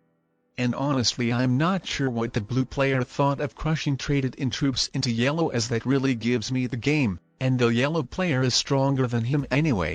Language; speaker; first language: English; non-native, fluent; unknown